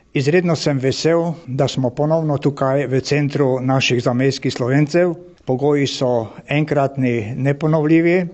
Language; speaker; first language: Slovenian; native; Slovenian